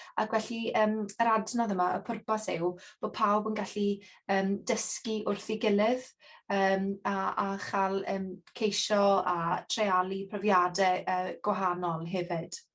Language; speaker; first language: Welsh; native; Welsh